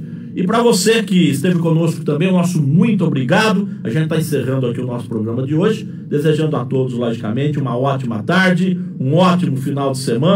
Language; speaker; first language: Portuguese; native; Portuguese